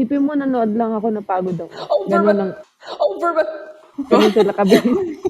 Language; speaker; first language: Filipino; native; Filipino